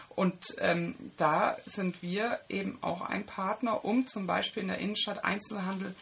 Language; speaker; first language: German; native; German